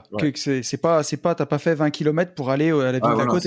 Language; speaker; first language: French; native; French